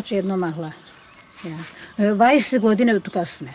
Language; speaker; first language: Bulgarian; non-native, local second language; Turkish